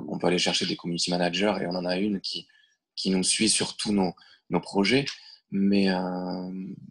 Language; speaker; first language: French; native; French